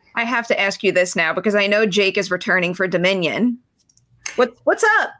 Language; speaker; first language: English; native; English